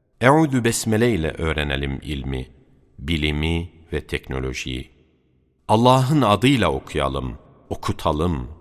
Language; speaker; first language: Turkish; native; Turkish